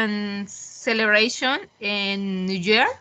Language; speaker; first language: English; non-native, learner; Spanish